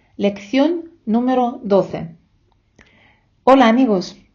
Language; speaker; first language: Spanish; non-native, fluent; Ukrainian